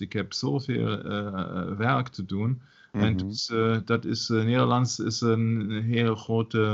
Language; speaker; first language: Dutch; non-native, learner; German